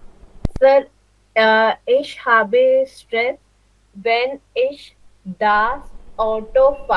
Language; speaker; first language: German; non-native, learner; Hindi